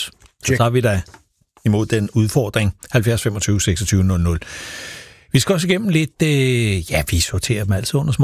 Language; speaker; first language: Danish; native; Danish